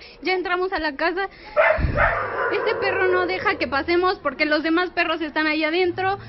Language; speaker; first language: Spanish; native; Spanish